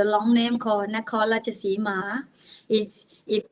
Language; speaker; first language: English; non-native, learner; Thai